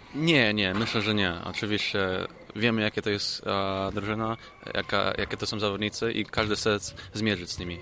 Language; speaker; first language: Polish; early bilingual, heritage; English